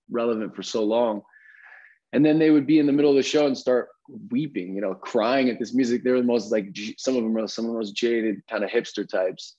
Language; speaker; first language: English; native; English